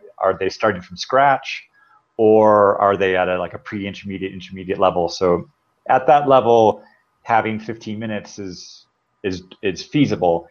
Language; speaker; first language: English; native; English